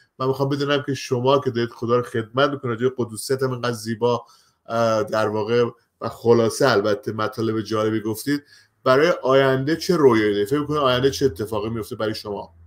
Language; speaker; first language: Persian; native; Persian